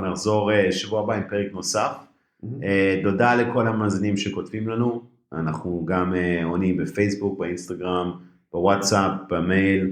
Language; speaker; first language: Hebrew; native; Hebrew